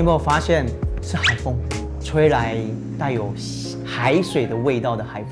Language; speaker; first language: Chinese; native; Chinese